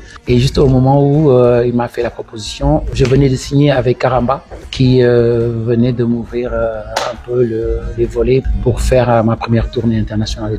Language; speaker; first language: French; non-native, local second language; Wolof